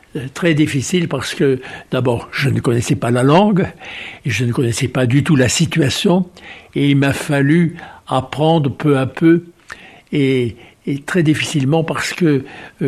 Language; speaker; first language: French; native; French